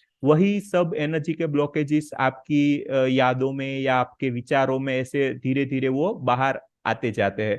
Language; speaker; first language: Hindi; native; Hindi